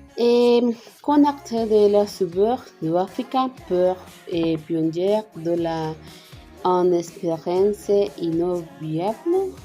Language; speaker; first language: French; non-native, learner; Spanish